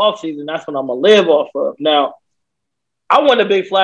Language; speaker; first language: English; native; English